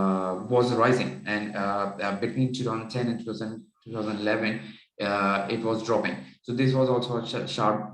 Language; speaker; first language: English; non-native, local second language; Urdu